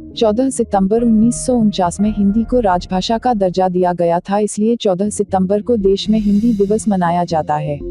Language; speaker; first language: Hindi; native; Hindi